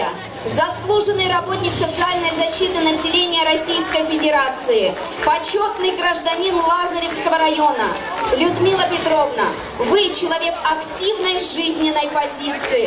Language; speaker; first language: Russian; native; Russian